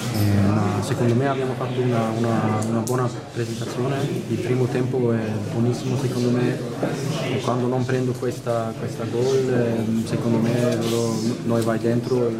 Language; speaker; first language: Italian; non-native, learner; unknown